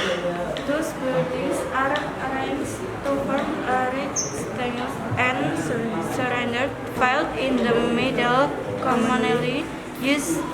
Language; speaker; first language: English; non-native, learner; Indonesian